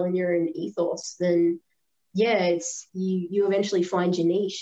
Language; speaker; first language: English; native; English